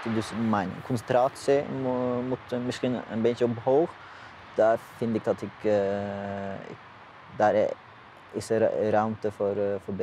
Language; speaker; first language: Dutch; non-native, fluent; Norwegian